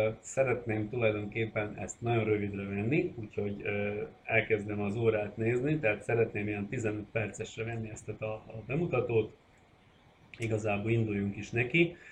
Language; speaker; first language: Hungarian; non-native, local second language; Croatian